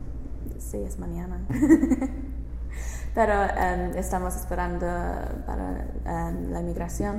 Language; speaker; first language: Spanish; non-native, learner; English